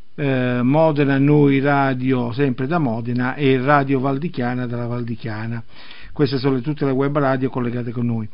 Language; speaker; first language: Italian; native; Italian